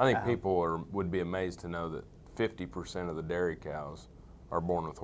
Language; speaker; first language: English; native; English